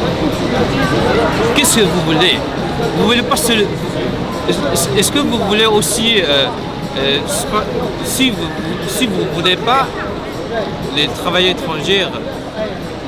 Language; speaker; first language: French; non-native, fluent; Chinese